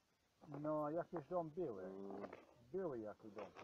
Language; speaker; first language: Polish; non-native, learner; Croatian